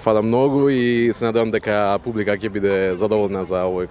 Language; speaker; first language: Macedonian; non-native, fluent; Italian